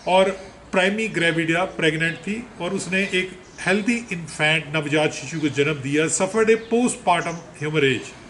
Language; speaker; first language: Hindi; non-native, local second language; Punjabi